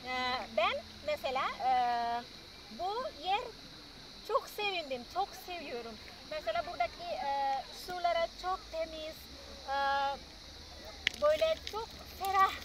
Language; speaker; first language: Turkish; non-native, learner; Indonesian